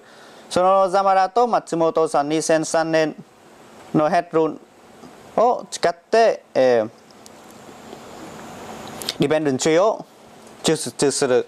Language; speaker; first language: Japanese; non-native, learner; Vietnamese